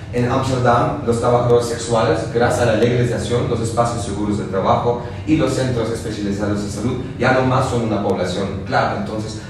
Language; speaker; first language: Spanish; non-native, fluent; Dutch